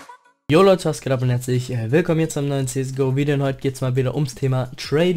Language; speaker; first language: German; native; German